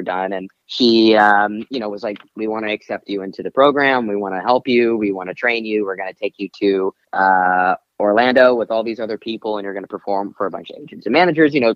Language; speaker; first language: English; native; English